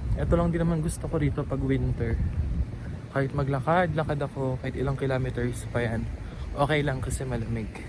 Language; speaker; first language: Filipino; native; Filipino